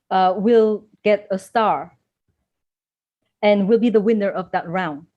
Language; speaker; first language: English; non-native, fluent; Vietnamese